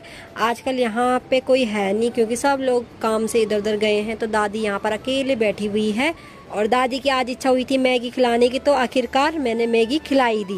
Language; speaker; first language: Hindi; native; Hindi